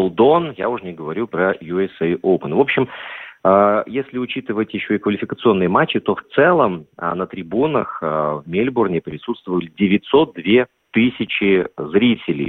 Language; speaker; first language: Russian; native; Russian